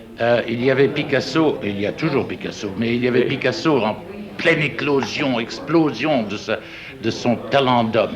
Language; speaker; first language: French; non-native, fluent; English